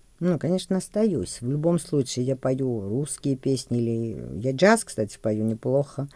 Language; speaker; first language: Russian; non-native, local second language; Georgian